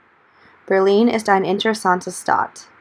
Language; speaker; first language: German; non-native, learner; English